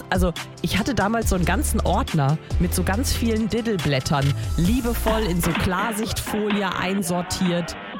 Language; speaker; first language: German; native; German